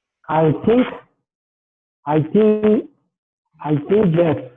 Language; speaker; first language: English; non-native, learner; Spanish